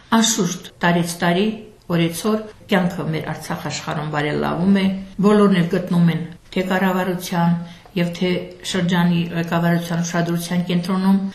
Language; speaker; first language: Armenian; native; Armenian